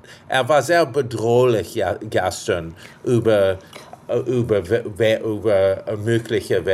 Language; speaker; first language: German; non-native, fluent; English